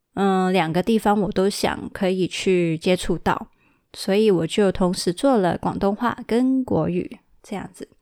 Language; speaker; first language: Chinese; early bilingual, heritage; Chinese